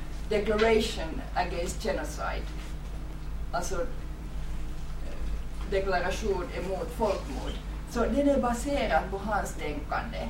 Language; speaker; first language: Swedish; non-native, fluent; Finnish